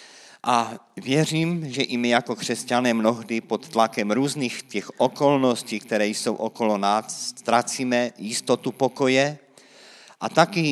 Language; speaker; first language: Czech; native; Czech